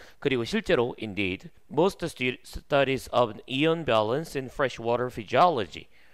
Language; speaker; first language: English; non-native, fluent; Korean